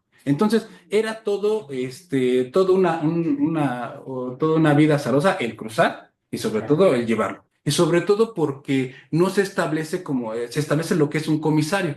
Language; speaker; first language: Spanish; native; Spanish